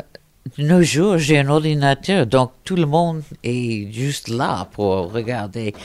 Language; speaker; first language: French; non-native, fluent; English